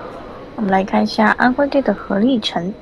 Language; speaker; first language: Chinese; native; Chinese